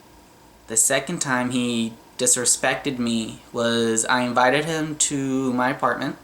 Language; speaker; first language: English; native; English